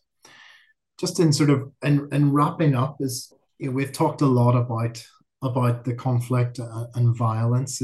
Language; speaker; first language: English; native; English